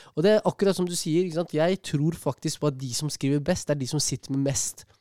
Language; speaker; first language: Norwegian; early bilingual, other home language; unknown